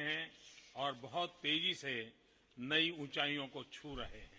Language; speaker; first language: Hindi; non-native, local second language; Gujarati